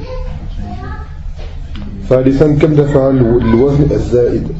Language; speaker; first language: Arabic; non-native, fluent; French